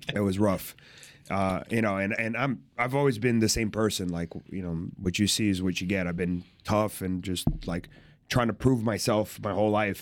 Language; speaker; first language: English; native; English